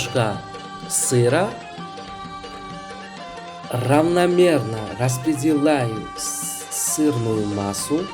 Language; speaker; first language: Russian; non-native, fluent; Georgian